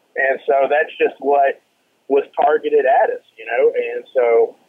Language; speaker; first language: English; native; English